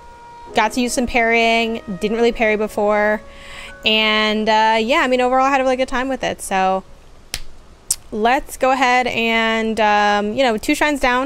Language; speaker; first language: English; native; English